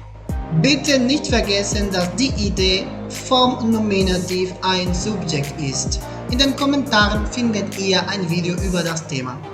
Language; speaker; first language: German; non-native, fluent; Spanish